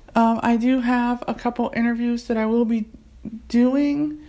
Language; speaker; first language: English; native; English